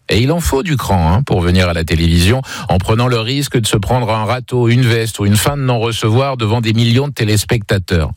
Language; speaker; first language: French; native; French